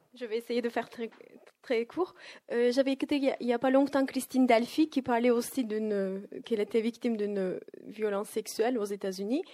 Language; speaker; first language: French; non-native, fluent; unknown